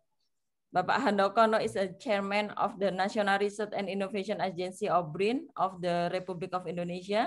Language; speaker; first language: English; non-native, learner; Indonesian